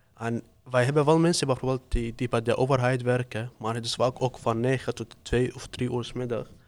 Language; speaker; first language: Dutch; non-native, fluent; Arabic